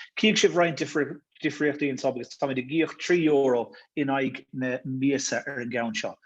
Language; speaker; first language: Irish; native; Irish